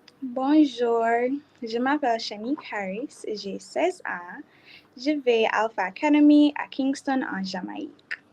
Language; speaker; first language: French; non-native, learner; English